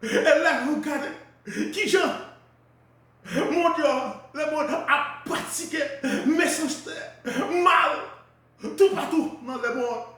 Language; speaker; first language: French; non-native, local second language; Haitian Creole